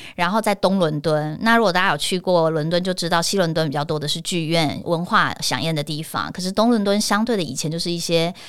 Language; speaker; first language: Chinese; native; Chinese